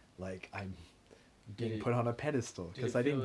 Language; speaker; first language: English; native; English